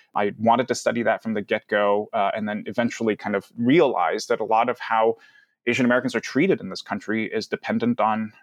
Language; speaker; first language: English; early bilingual, other home language; Cantonese